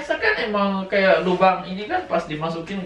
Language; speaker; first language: Indonesian; native; Indonesian